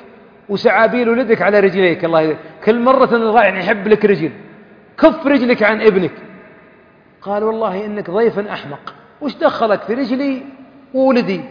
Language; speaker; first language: Arabic; native; Arabic